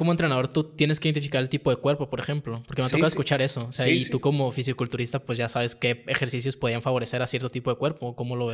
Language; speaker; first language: Spanish; native; Spanish